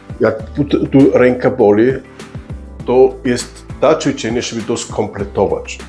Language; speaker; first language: Polish; early bilingual, heritage; Polish